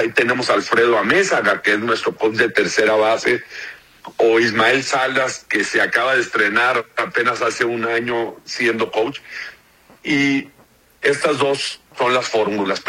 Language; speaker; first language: Spanish; native; Spanish